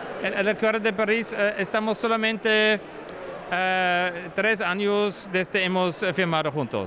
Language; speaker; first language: Spanish; non-native, fluent; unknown